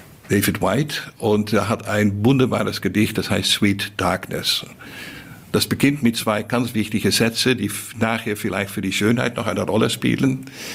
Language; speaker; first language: German; non-native, fluent; Dutch